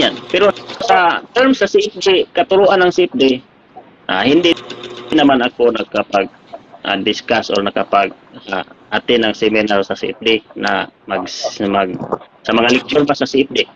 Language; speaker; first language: Filipino; non-native, local second language; Cebuano